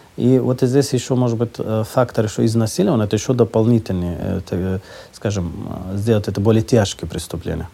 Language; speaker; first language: Russian; non-native, fluent; Persian